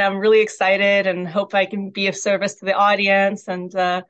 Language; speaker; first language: English; early bilingual, other home language; Persian